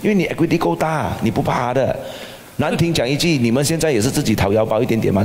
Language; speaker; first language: Chinese; native; Chinese